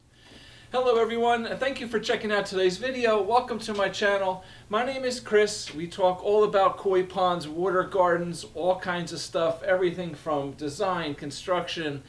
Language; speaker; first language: English; native; English